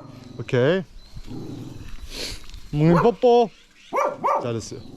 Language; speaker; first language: Korean; early bilingual, heritage; English